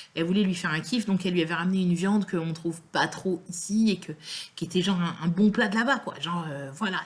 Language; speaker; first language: French; native; French